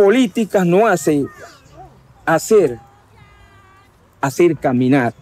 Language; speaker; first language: Spanish; non-native, local second language; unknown